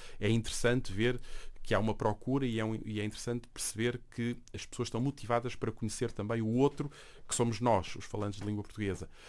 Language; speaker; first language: Portuguese; native; Portuguese